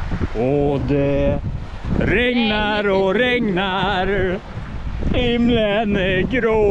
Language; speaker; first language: Swedish; native; Swedish